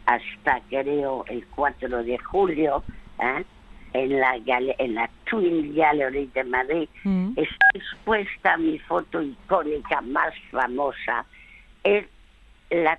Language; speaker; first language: Spanish; early bilingual, other home language; French